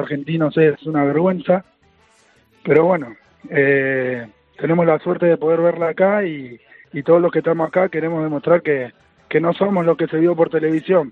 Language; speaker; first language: Spanish; native; Spanish